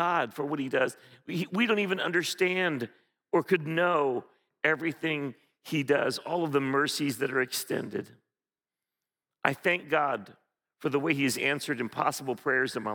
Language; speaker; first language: English; native; English